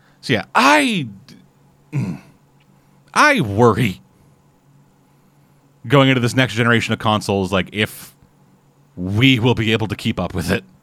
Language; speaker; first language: English; native; English